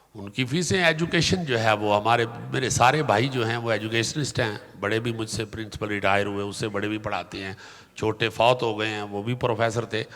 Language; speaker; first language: Urdu; non-native, local second language; Punjabi